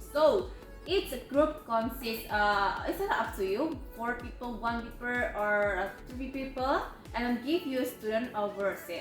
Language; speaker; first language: English; non-native, fluent; Indonesian